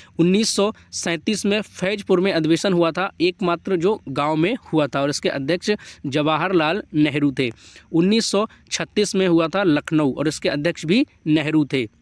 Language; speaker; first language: Hindi; native; Hindi